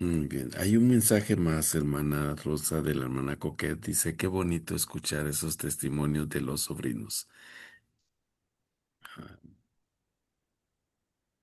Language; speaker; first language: Spanish; native; Spanish